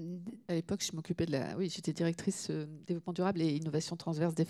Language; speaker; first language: French; native; French